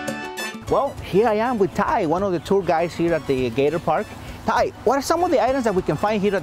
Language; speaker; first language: English; non-native, fluent; Spanish